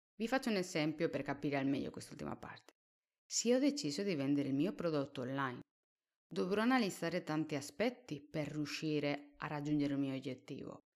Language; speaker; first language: Italian; non-native, fluent; Spanish